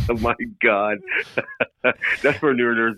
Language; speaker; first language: German; non-native, learner; English